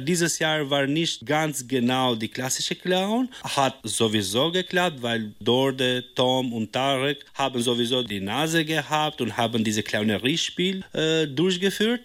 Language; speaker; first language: German; non-native, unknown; Albanian